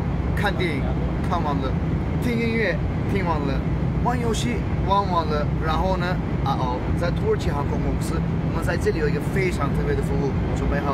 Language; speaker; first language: Chinese; non-native, fluent; Turkish